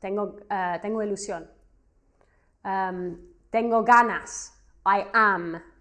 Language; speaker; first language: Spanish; non-native, fluent; English